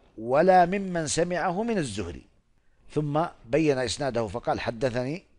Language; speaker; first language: Arabic; non-native, fluent; Oromo